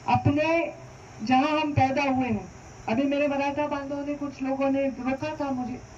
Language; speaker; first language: Hindi; non-native, local second language; Marathi